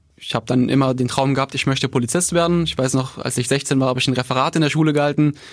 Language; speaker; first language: German; early bilingual, other home language; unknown